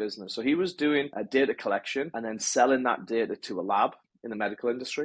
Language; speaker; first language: English; native; English